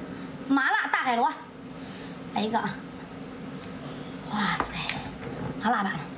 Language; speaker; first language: Chinese; native; Chinese